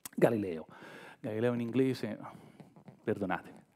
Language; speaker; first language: Italian; native; Italian